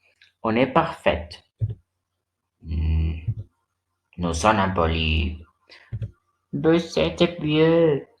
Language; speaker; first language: French; non-native, learner; Spanish